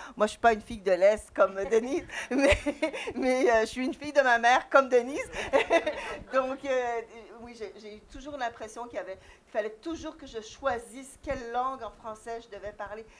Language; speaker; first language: French; native; French